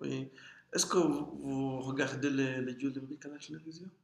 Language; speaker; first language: French; non-native, fluent; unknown